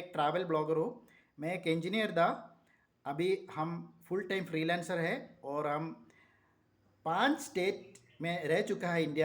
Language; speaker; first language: Hindi; non-native, local second language; Malayalam